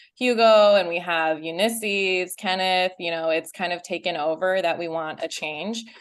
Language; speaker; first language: English; native; English